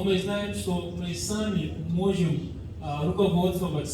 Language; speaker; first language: Russian; non-native, fluent; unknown